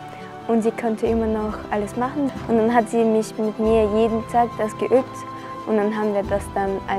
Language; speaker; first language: German; non-native, fluent; Russian